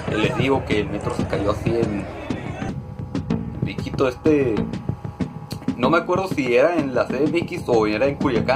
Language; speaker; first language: Spanish; native; Spanish